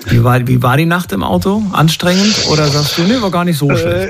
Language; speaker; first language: German; native; German